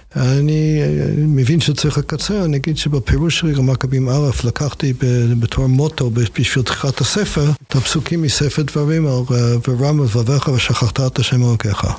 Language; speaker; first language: Hebrew; non-native, fluent; English